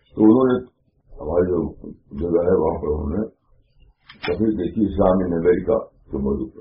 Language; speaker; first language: Urdu; native; Urdu